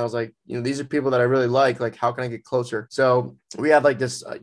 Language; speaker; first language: English; native; English